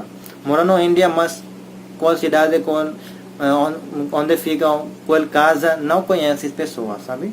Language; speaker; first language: Portuguese; non-native, learner; Hindi